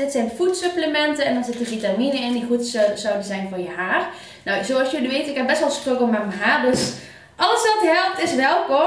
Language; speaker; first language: Dutch; native; Dutch